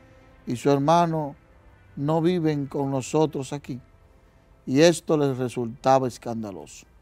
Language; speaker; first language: Spanish; native; Spanish